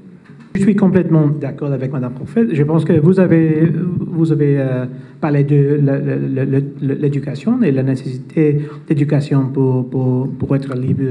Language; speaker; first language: French; non-native, fluent; English